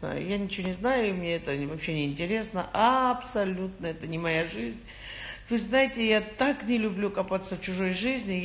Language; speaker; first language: Russian; non-native, local second language; Georgian